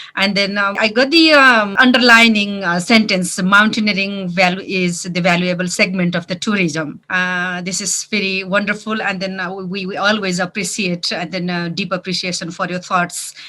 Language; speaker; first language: English; non-native, local second language; Nepali